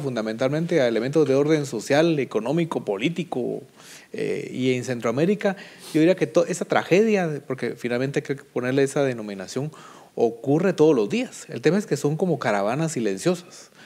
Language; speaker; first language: Spanish; native; Spanish